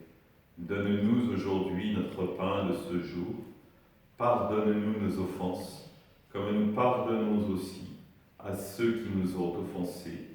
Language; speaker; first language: French; native; French